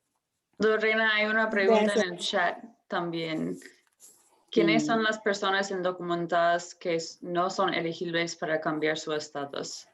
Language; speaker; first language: Spanish; non-native, fluent; English